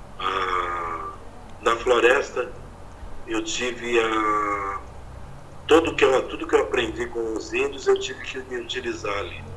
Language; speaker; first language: Portuguese; native; Portuguese